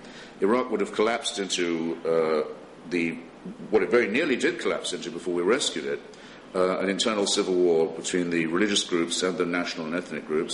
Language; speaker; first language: English; native; English